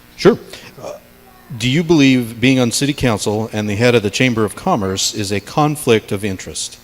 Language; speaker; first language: English; native; English